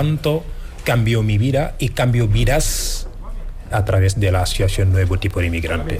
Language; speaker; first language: Spanish; non-native, fluent; Wolof